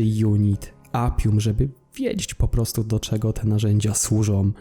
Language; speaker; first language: Polish; native; Polish